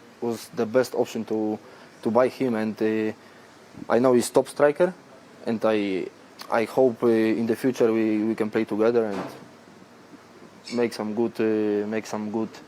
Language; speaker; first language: English; non-native, fluent; Polish